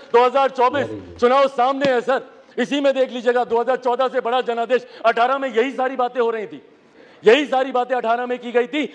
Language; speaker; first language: Hindi; native; Hindi